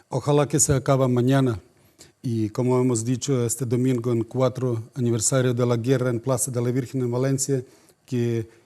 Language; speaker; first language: Spanish; non-native, fluent; Ukrainian